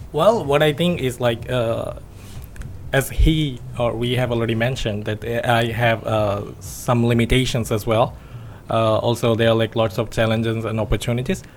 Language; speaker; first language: English; non-native, local second language; Bangla